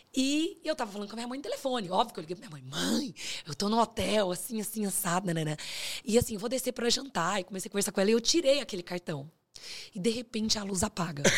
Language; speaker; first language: Portuguese; native; Portuguese